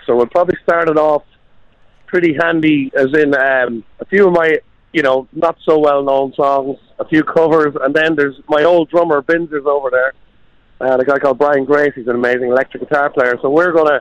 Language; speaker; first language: English; native; English